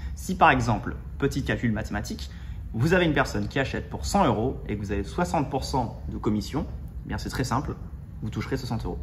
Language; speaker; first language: French; native; French